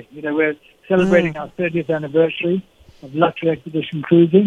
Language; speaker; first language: English; native; English